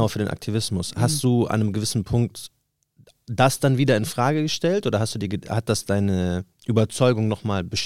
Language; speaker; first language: German; native; German